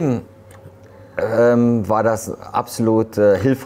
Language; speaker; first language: German; native; German